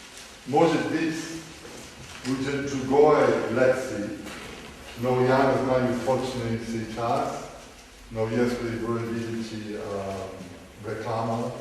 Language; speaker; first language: Russian; non-native, learner; English